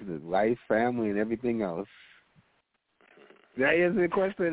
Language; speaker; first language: English; native; English